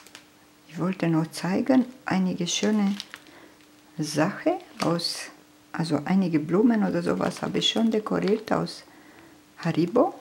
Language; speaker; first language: German; non-native, fluent; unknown